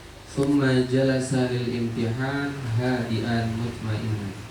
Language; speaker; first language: Arabic; non-native, learner; Indonesian